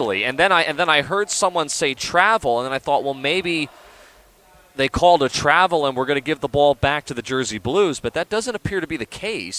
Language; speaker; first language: English; native; English